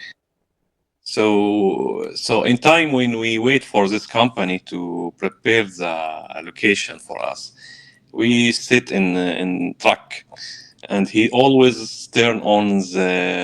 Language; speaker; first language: English; non-native, learner; Arabic